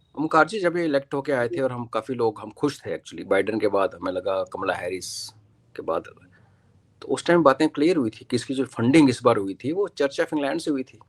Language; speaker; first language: Hindi; non-native, local second language; Kashmiri